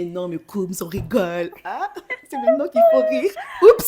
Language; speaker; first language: French; non-native, local second language; Bambara